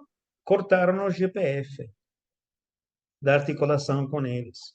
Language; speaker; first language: Portuguese; non-native, fluent; Italian